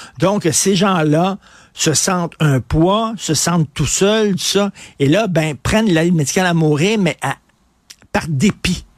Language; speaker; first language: French; native; French